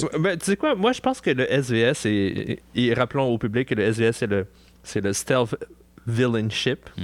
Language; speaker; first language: French; native; French